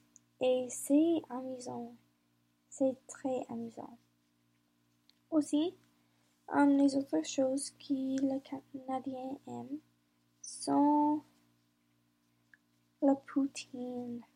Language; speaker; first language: French; non-native, learner; English